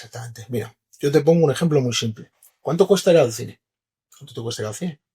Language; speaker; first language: Spanish; native; Spanish